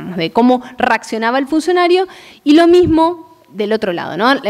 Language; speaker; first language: Spanish; native; Spanish